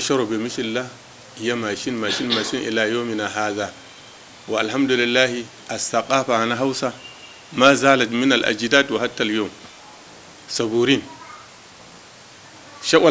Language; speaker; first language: Arabic; non-native, local second language; Hausa